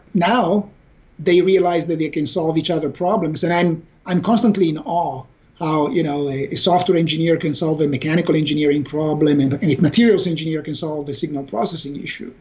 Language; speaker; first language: English; non-native, fluent; Italian